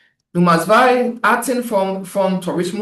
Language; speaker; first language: German; non-native, fluent; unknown